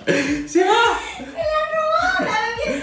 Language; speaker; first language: Spanish; native; Spanish